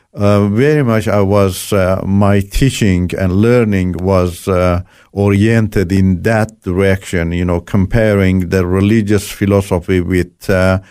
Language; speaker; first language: English; non-native, fluent; Turkish